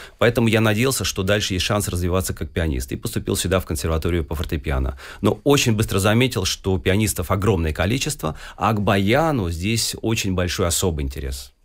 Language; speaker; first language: Russian; native; Russian